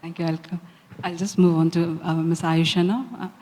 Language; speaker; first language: English; non-native, local second language; Nepali